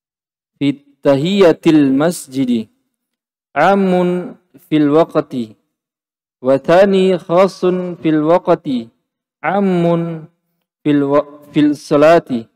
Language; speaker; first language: Arabic; non-native, learner; Indonesian